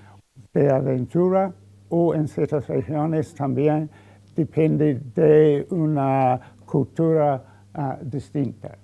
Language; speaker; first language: Spanish; non-native, fluent; English